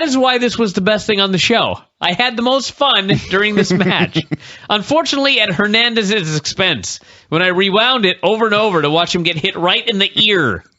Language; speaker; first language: English; native; English